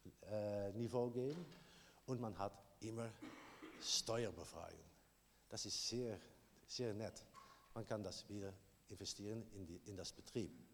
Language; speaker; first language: German; non-native, learner; Dutch